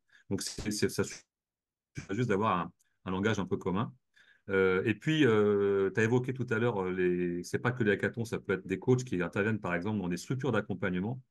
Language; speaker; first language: French; native; French